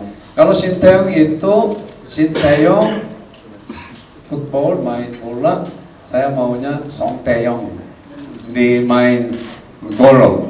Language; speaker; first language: Indonesian; non-native, fluent; Korean